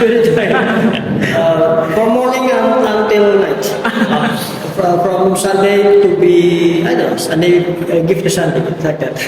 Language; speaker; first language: English; non-native, learner; Indonesian